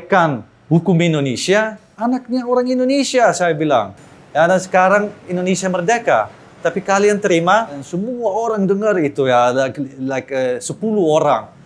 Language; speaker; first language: Indonesian; non-native, fluent; Dutch